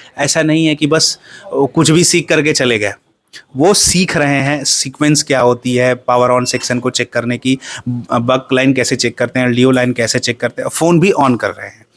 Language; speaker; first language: Hindi; native; Hindi